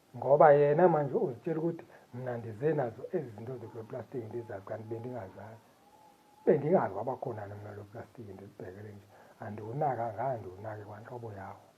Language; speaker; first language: Zulu; non-native, local second language; Xhosa